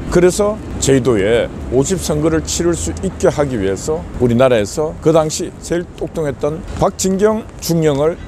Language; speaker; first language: Korean; native; Korean